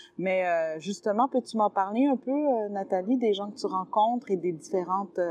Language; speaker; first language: French; native; French